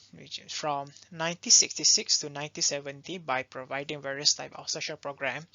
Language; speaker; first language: English; non-native, local second language; Malay